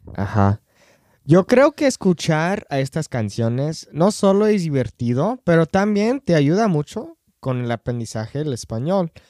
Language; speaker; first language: Spanish; non-native, fluent; English